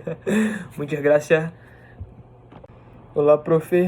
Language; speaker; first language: Spanish; non-native, fluent; Portuguese